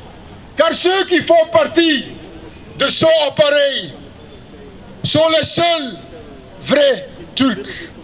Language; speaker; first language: French; non-native, local second language; Dutch